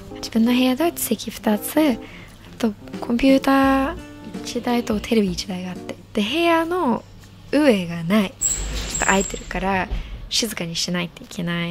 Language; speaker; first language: Japanese; non-native, fluent; English